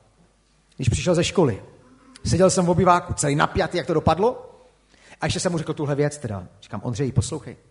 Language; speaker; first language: Czech; native; Czech